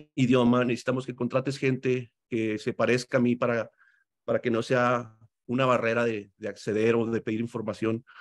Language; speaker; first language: Spanish; native; Spanish